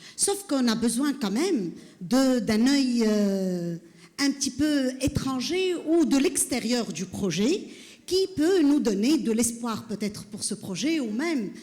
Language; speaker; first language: French; non-native, local second language; Arabic